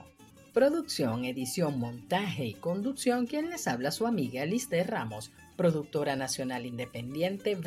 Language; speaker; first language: Spanish; native; Spanish